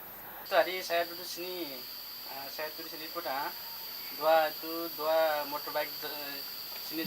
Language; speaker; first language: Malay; non-native, learner; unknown